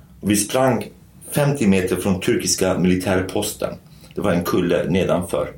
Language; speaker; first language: Swedish; non-native, fluent; Kurdish